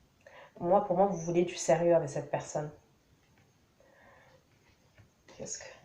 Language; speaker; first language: French; native; French